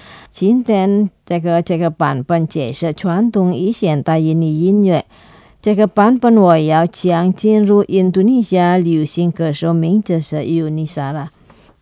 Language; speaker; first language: Chinese; non-native, fluent; Indonesian